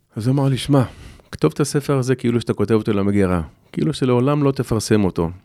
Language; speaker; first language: Hebrew; native; Hebrew